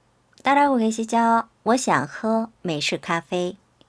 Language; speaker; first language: Chinese; non-native, fluent; Korean